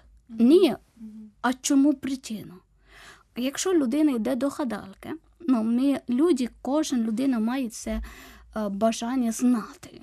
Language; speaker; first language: Ukrainian; non-native, fluent; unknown